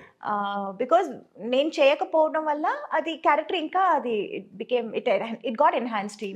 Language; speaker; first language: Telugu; non-native, local second language; Tamil